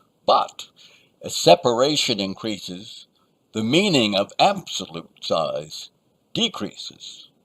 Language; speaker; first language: English; native; English